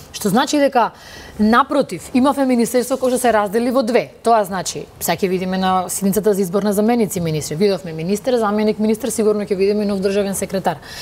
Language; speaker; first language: Macedonian; native; Macedonian